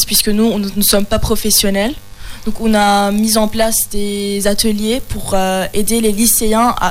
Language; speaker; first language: French; non-native, local second language; Arabic